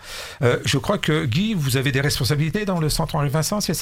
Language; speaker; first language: French; native; French